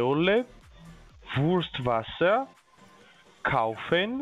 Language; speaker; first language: German; non-native, learner; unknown